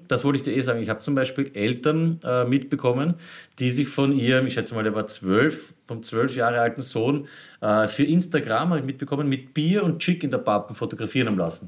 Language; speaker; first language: German; native; German